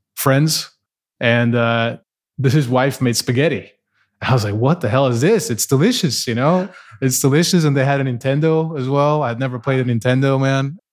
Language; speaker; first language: English; non-native, fluent; Portuguese